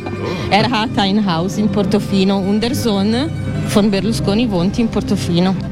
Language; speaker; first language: German; non-native, learner; Italian